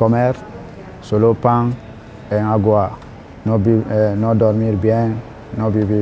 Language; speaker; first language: Spanish; non-native, learner; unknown